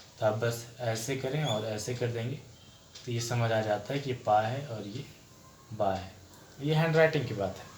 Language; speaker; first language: Hindi; native; Hindi